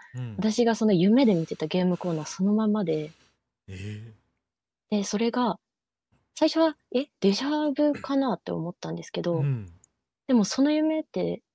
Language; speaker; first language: Japanese; native; Japanese